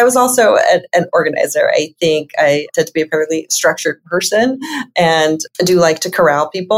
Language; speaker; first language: English; native; English